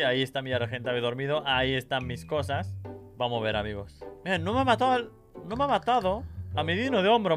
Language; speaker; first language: Spanish; native; Spanish